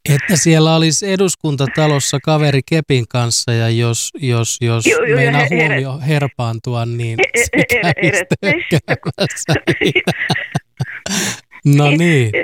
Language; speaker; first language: Finnish; native; Finnish